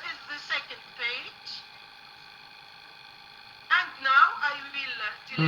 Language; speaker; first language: English; non-native, learner; Arabic